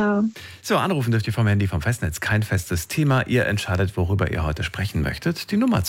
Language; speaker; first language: German; native; German